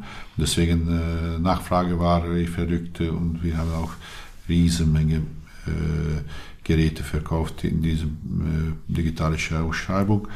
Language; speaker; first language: German; non-native, learner; Hungarian